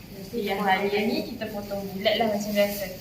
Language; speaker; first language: Malay; native; Malay